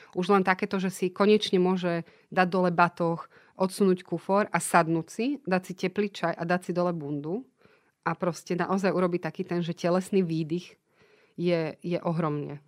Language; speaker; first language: Slovak; native; Slovak